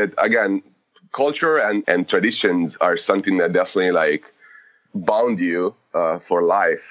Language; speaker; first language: English; non-native, fluent; Italian